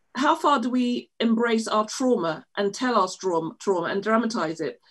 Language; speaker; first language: English; native; English